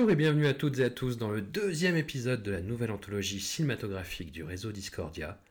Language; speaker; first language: French; native; French